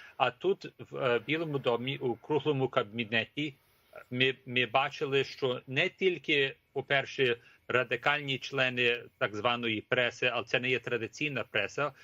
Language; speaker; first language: Ukrainian; early bilingual, heritage; Ukrainian